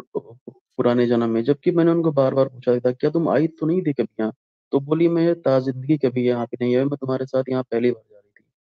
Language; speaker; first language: Hindi; native; Hindi